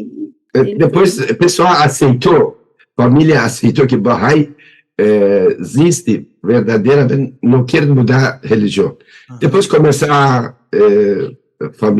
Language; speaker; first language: Portuguese; non-native, learner; Persian